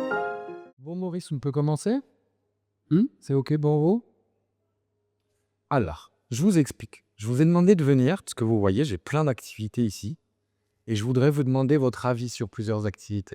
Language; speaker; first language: French; native; French